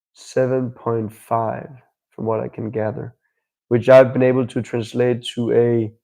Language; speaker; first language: English; non-native, fluent; Danish